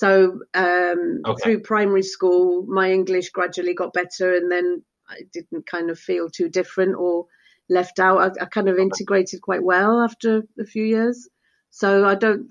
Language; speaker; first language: English; early bilingual, other home language; Spanish